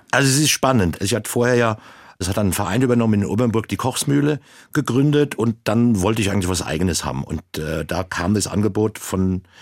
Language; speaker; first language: German; native; German